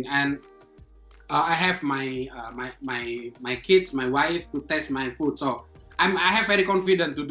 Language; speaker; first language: English; non-native, fluent; Indonesian